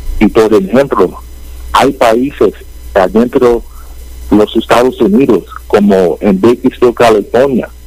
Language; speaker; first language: Spanish; early bilingual, heritage; Spanish